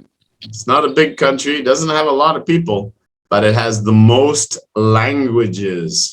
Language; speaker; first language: English; non-native, fluent; French